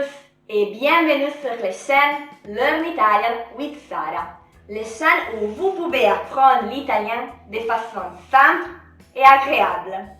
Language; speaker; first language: French; non-native, fluent; Italian